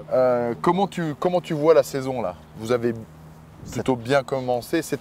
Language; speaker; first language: French; native; French